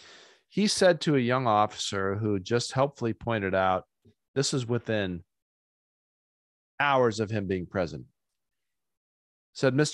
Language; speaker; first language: English; native; English